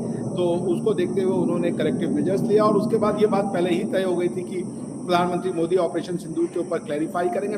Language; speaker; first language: Hindi; native; Hindi